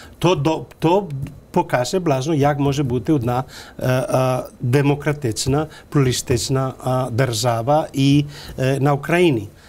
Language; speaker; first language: Ukrainian; non-native, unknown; Spanish